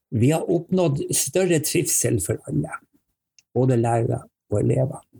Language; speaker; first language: Norwegian; native; Norwegian